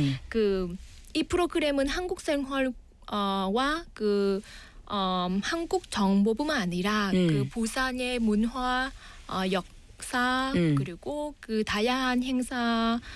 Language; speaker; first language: Korean; non-native, fluent; Vietnamese